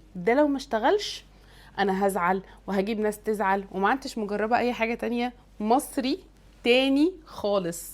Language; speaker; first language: Arabic; native; Arabic